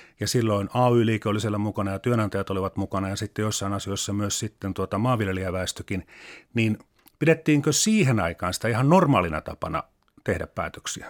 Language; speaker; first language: Finnish; native; Finnish